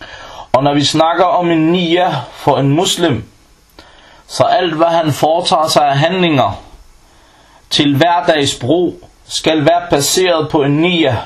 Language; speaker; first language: Danish; early bilingual, other home language; Arabic